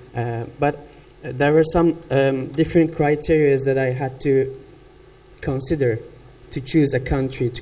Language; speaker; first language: English; non-native, fluent; Turkish